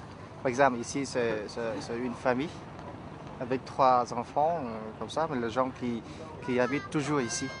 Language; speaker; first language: French; non-native, learner; Vietnamese